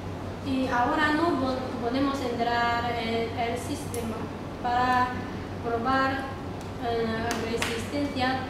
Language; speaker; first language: Spanish; non-native, learner; Chinese